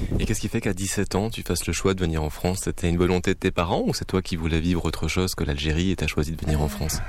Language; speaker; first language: French; native; French